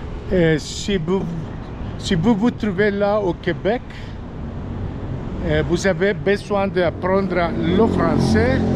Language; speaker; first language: French; non-native, fluent; Spanish